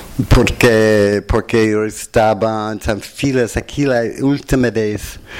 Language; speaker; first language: Spanish; non-native, fluent; English